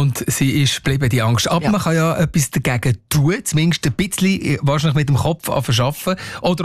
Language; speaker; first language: German; native; German